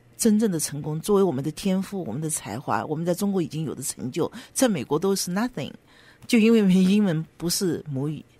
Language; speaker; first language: Chinese; native; Chinese